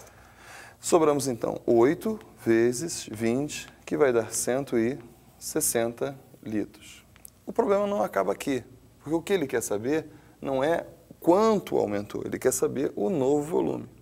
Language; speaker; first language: Portuguese; native; Portuguese